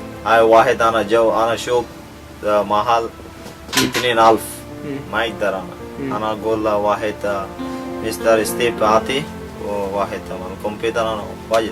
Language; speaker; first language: Arabic; non-native, learner; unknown